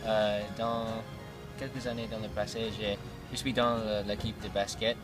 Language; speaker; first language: French; non-native, learner; English